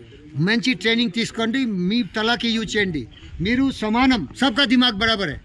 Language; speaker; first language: Telugu; non-native, local second language; Hindi